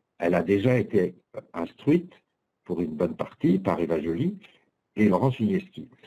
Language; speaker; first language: French; native; French